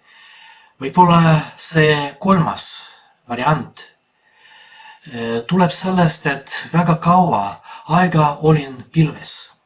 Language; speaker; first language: Estonian; non-native, fluent; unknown